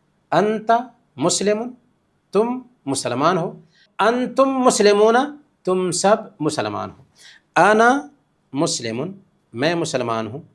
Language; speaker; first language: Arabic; non-native, fluent; Urdu